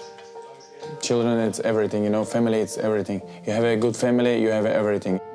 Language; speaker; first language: English; non-native, learner; Uzbek